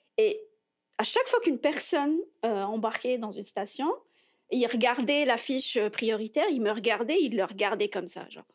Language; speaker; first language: French; non-native, local second language; Arabic